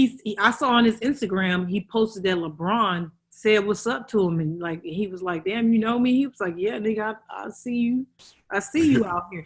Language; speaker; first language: English; native; English